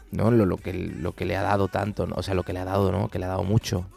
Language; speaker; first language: Spanish; native; Spanish